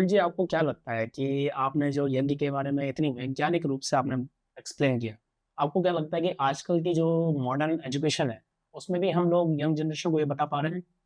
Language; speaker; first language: Hindi; native; Hindi